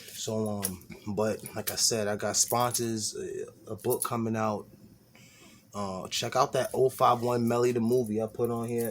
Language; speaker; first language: English; native; English